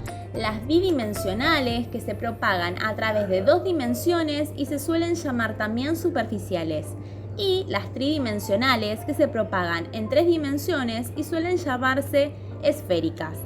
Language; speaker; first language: Spanish; native; Spanish